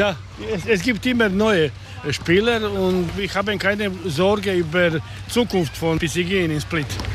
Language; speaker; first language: German; non-native, learner; Croatian